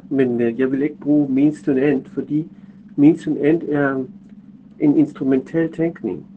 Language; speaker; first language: Danish; non-native, fluent; German